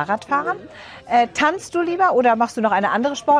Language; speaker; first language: German; native; German